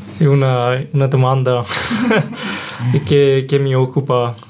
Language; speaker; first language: Italian; non-native, learner; German